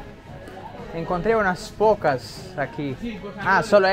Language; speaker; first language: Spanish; non-native, learner; Portuguese